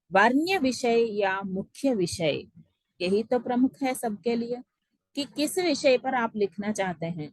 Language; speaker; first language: Hindi; non-native, local second language; Telugu